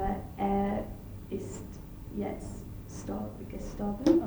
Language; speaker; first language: German; non-native, learner; English